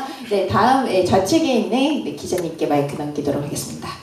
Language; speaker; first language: Korean; native; Korean